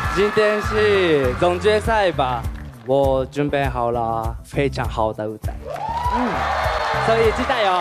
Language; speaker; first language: Chinese; non-native, learner; Japanese